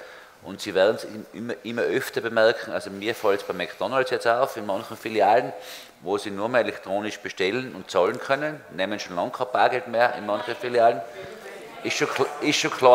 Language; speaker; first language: German; native; German